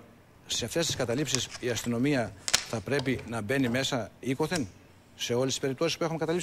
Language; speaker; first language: Greek; native; Greek